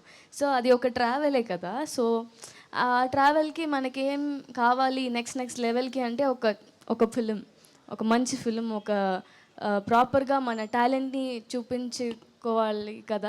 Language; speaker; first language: Telugu; non-native, learner; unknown